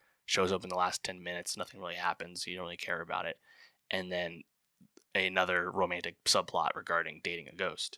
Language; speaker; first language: English; native; English